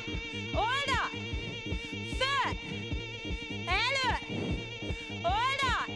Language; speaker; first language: Hungarian; native; Hungarian